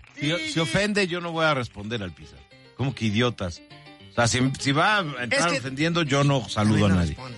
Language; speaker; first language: Spanish; native; Spanish